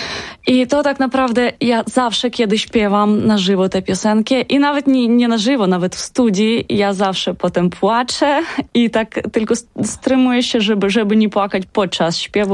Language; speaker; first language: Polish; non-native, learner; Ukrainian